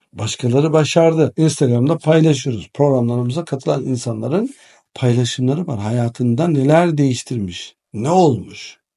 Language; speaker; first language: Turkish; native; Turkish